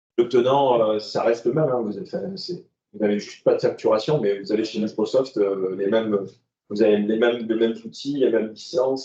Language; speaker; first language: French; native; French